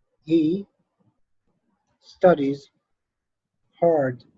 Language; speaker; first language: English; non-native, fluent; Arabic